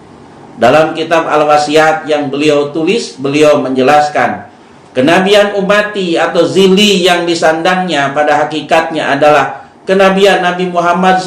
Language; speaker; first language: Indonesian; native; Indonesian